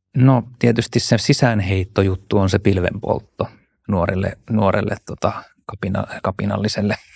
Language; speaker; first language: Finnish; native; Finnish